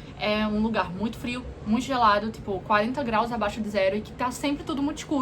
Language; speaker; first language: Portuguese; native; Portuguese